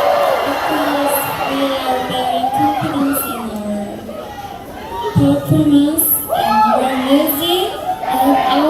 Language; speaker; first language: English; non-native, learner; Korean